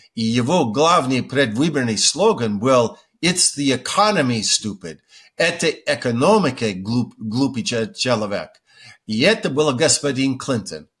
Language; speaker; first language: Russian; non-native, fluent; English